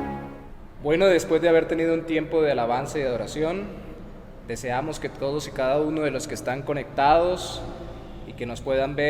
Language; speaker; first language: Spanish; native; Spanish